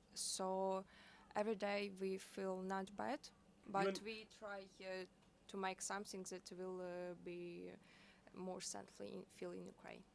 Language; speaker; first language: English; non-native, fluent; Ukrainian